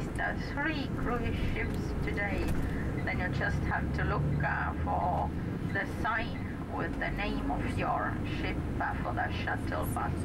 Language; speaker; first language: English; non-native, fluent; Estonian